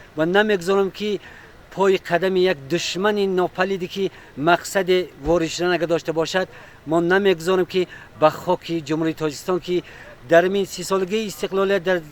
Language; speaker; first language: Tajik; non-native, local second language; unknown